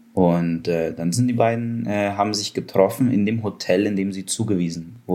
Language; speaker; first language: German; early bilingual, other home language; Russian